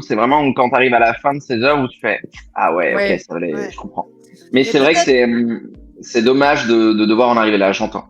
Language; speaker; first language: French; native; French